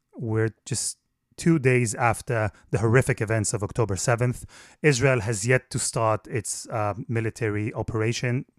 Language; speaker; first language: English; non-native, fluent; Hebrew